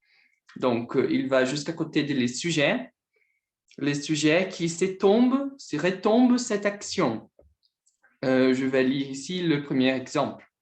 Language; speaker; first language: French; non-native, learner; Portuguese